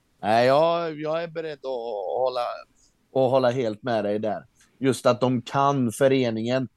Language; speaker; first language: Swedish; native; Swedish